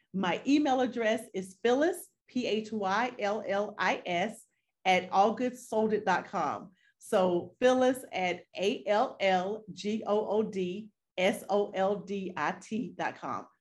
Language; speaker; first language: English; native; English